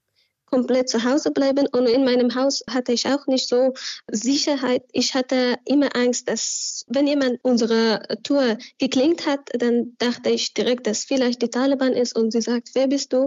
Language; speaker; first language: German; non-native, learner; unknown